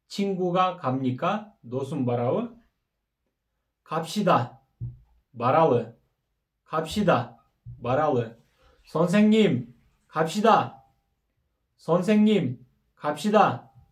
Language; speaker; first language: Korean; non-native, fluent; Kyrgyz